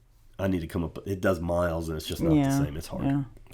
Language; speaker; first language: English; native; English